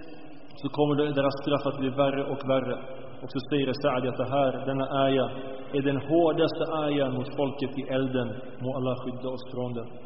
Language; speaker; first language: Swedish; early bilingual, other home language; Arabic